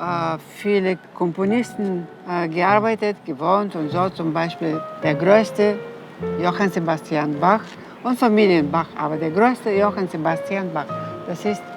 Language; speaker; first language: German; non-native, fluent; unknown